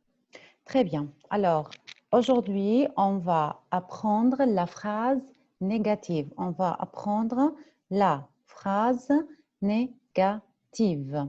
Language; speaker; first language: French; non-native, fluent; Arabic